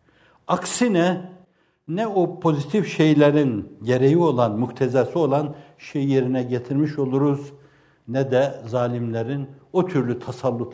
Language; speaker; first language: Turkish; native; Turkish